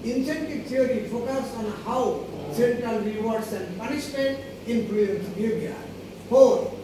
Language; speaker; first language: English; non-native, local second language; Bangla